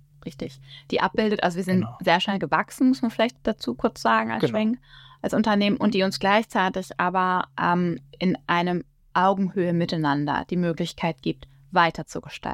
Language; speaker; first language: German; native; German